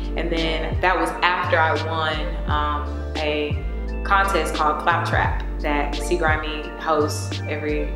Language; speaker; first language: English; native; English